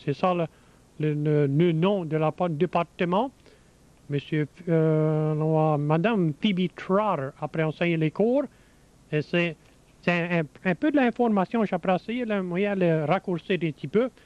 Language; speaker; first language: French; early bilingual, heritage; French